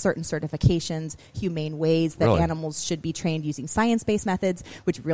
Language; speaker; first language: English; native; English